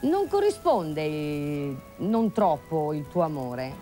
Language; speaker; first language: Italian; native; Italian